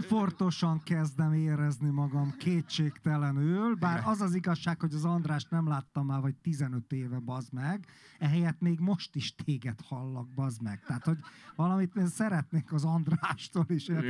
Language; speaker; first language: Hungarian; native; Hungarian